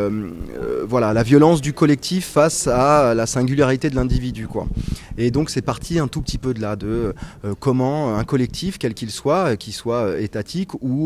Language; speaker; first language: French; native; French